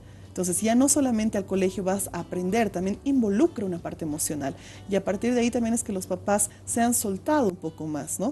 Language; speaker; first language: Spanish; native; Spanish